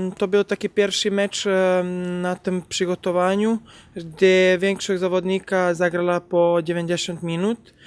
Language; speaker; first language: Polish; non-native, learner; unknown